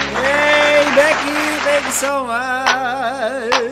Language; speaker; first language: English; non-native, local second language; Filipino